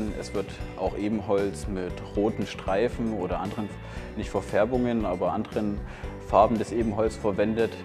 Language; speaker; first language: German; native; German